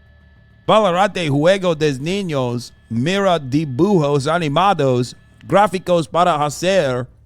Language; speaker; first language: Spanish; non-native, learner; English